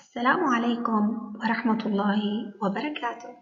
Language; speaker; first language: Arabic; native; Arabic